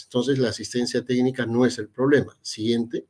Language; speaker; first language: Spanish; native; Spanish